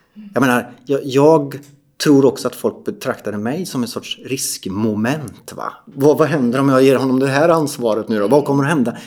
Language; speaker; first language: Swedish; native; Swedish